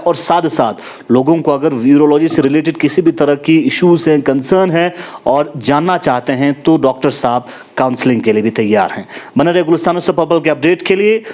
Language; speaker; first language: Hindi; non-native, local second language; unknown